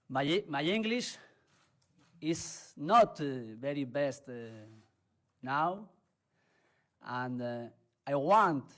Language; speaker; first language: English; non-native, learner; Spanish